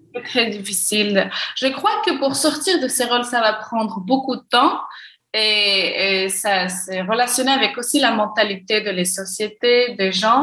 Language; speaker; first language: French; non-native, local second language; Arabic